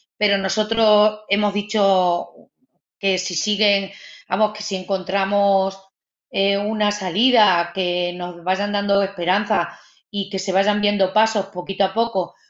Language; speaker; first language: Spanish; native; Spanish